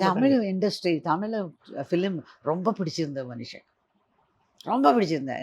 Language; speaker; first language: Tamil; non-native, learner; Malayalam